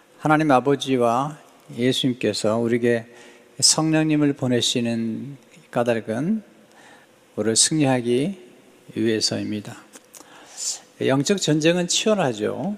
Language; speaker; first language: Korean; native; Korean